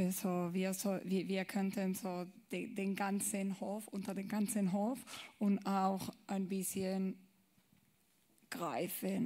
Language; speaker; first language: German; non-native, learner; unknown